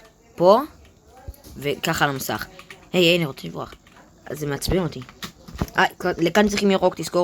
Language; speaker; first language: Hebrew; native; Hebrew